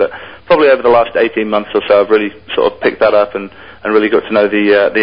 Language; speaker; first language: English; native; English